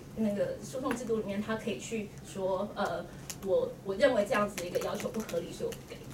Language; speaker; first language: Chinese; native; Chinese